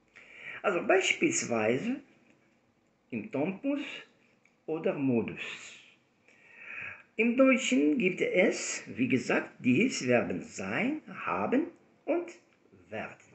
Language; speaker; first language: German; non-native, fluent; Arabic